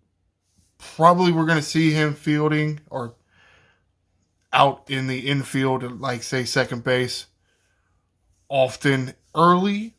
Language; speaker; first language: English; native; English